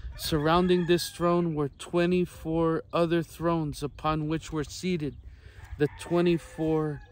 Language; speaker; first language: English; native; English